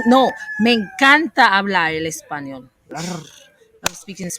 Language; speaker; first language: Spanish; non-native, fluent; English